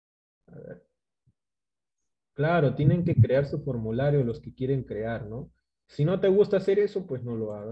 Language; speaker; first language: Spanish; native; Spanish